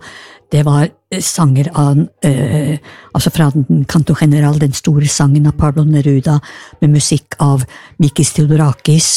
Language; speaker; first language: Norwegian; native; Norwegian